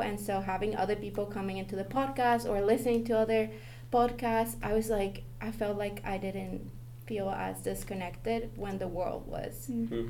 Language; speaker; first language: English; non-native, fluent; Spanish